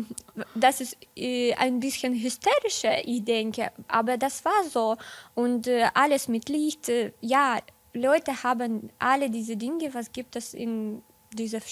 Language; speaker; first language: German; non-native, learner; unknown